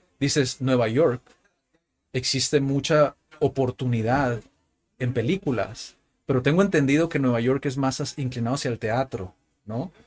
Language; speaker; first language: Spanish; native; Spanish